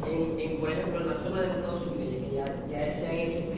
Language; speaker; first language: Spanish; native; Spanish